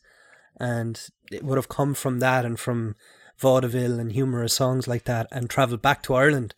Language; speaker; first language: English; native; English